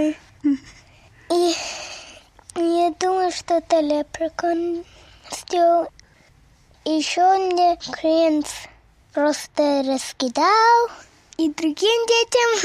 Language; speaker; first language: Russian; early bilingual, heritage; Russian